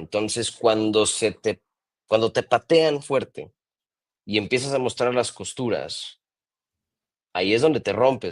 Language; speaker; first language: Spanish; native; Spanish